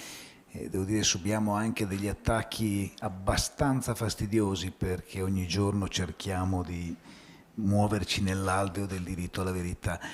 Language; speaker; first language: Italian; native; Italian